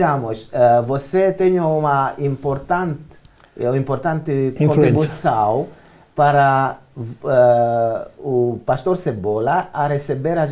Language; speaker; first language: Portuguese; non-native, learner; Romanian